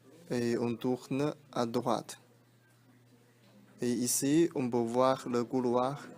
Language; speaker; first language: French; non-native, learner; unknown